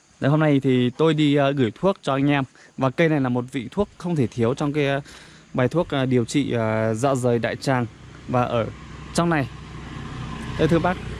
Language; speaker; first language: Vietnamese; non-native, local second language; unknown